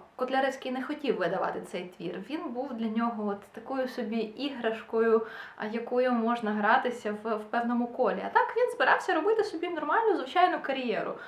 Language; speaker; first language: Ukrainian; non-native, local second language; Russian